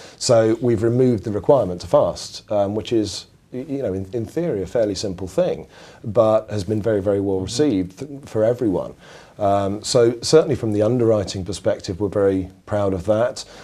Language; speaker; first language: English; native; English